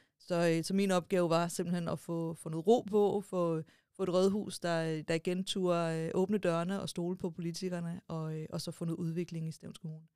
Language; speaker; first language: Danish; native; Danish